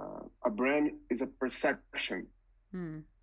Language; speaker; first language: English; non-native, fluent; Portuguese